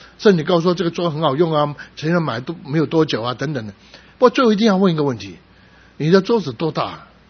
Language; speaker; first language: Chinese; non-native, local second language; Cantonese